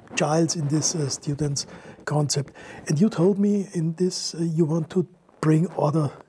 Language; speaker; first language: English; non-native, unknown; German